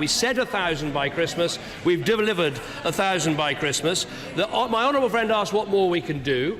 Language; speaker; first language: English; native; English